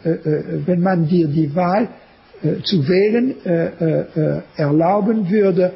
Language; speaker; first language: German; non-native, learner; French